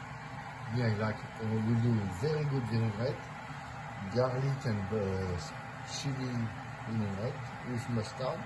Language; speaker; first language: English; non-native, fluent; French